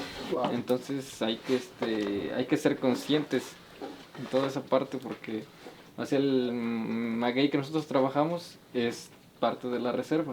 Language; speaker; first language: Spanish; native; Spanish